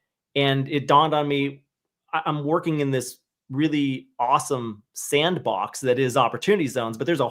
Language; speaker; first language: English; native; English